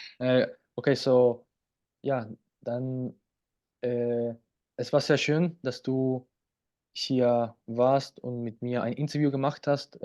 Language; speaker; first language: German; non-native, fluent; Spanish